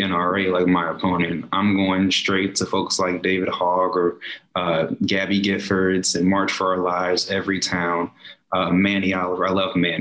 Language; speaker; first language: English; native; English